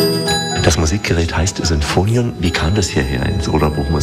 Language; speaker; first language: German; native; German